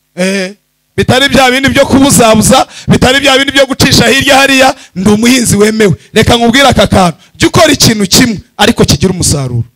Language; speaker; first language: Kinyarwanda; early bilingual, heritage; Kinyarwanda